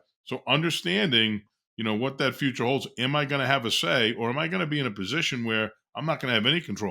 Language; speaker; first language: English; native; English